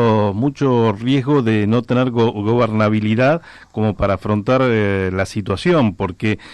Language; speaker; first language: Spanish; native; Spanish